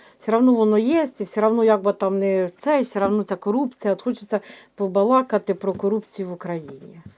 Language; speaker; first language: Ukrainian; native; Ukrainian